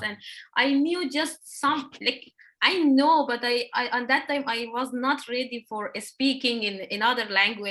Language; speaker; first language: English; non-native, learner; Persian